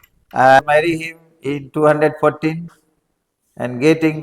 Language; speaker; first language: English; non-native, learner; Hindi